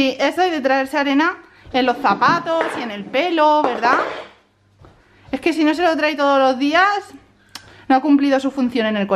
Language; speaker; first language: Spanish; native; Spanish